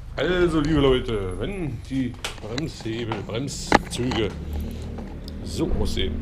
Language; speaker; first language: German; native; German